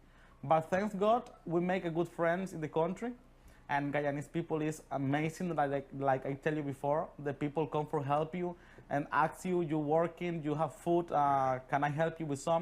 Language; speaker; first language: English; non-native, learner; Spanish